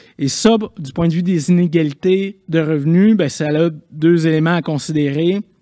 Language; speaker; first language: French; native; French